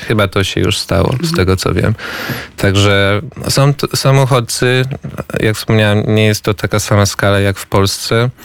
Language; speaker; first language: Polish; early bilingual, heritage; Polish